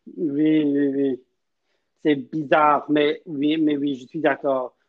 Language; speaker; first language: French; non-native, learner; English